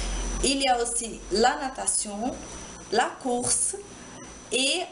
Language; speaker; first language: French; non-native, learner; Portuguese